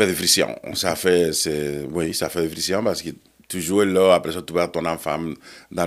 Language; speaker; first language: French; non-native, fluent; Spanish